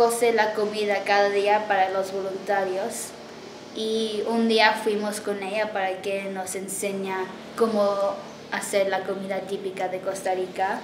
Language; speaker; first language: Spanish; early bilingual, heritage; English